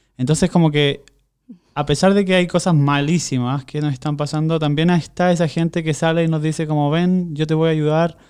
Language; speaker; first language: Spanish; native; Spanish